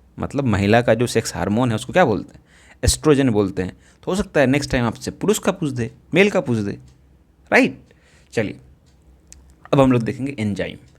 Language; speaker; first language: Hindi; native; Hindi